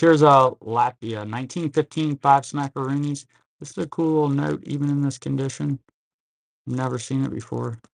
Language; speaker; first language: English; native; English